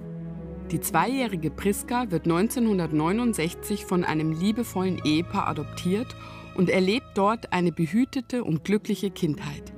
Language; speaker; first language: German; native; German